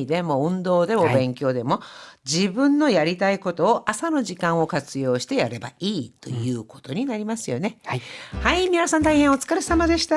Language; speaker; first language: Japanese; non-native, fluent; Korean